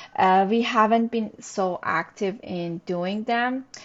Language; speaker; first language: English; non-native, fluent; Persian